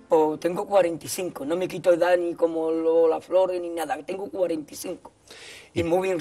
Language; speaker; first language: Spanish; native; Spanish